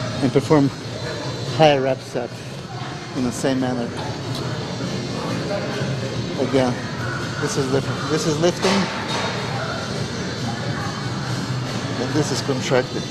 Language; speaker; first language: English; non-native, fluent; Serbian